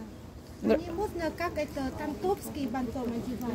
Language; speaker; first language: Russian; non-native, learner; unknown